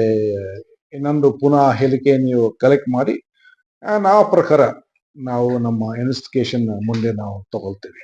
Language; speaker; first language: Kannada; non-native, learner; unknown